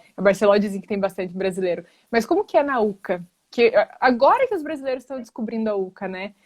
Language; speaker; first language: Portuguese; native; Portuguese